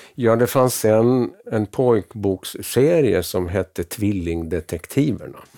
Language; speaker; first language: Swedish; native; Swedish